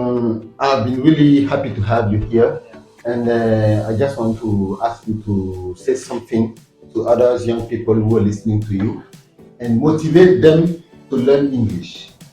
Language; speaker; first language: English; non-native, fluent; French